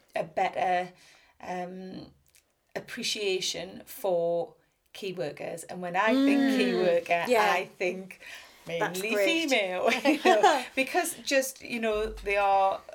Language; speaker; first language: English; native; English